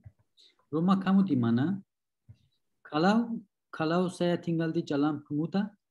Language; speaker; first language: Indonesian; non-native, learner; Turkish